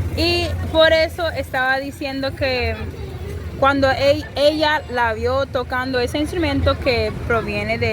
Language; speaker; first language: Spanish; non-native, fluent; English